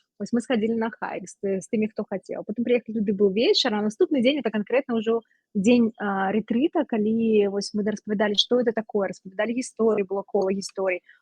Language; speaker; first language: Belarusian; non-native, local second language; Russian